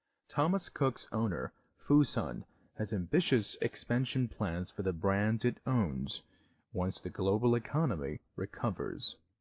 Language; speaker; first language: English; non-native, fluent; Chinese